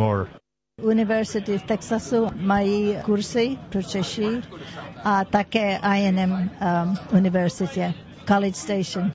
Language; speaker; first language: Czech; early bilingual, heritage; English